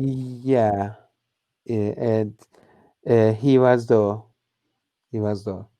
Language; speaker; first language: English; non-native, learner; Turkish